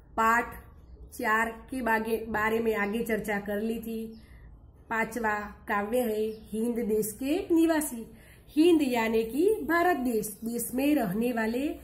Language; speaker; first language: Hindi; non-native, local second language; Gujarati